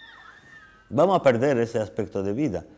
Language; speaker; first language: Spanish; non-native, fluent; Arabic